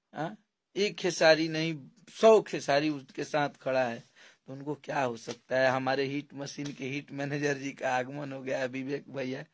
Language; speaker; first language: Hindi; native; Hindi